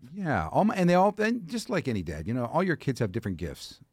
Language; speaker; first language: English; native; English